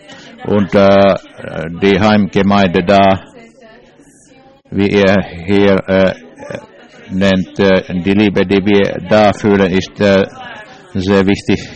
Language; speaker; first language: German; non-native, learner; English